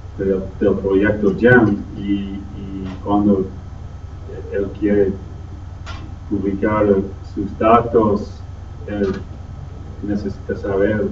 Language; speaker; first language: Spanish; non-native, learner; English